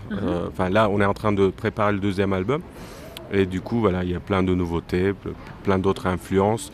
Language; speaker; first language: French; non-native, fluent; Turkish